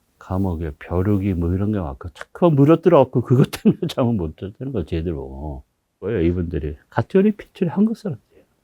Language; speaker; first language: Korean; early bilingual, heritage; Korean